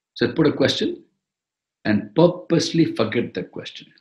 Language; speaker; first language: English; non-native, local second language; Tamil